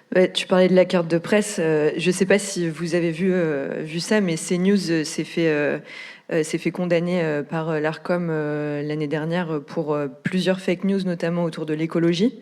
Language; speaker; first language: French; native; French